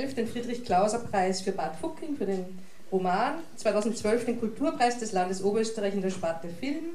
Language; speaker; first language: German; native; German